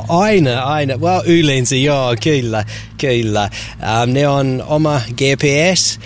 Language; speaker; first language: Finnish; non-native, learner; English